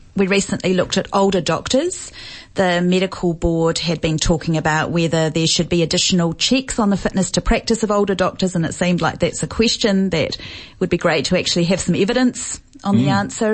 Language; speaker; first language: English; native; English